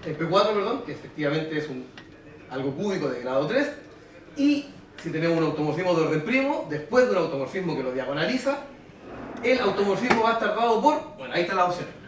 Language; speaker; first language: Spanish; native; Spanish